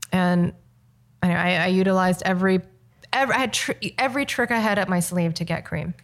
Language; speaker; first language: English; early bilingual, other home language; Chinese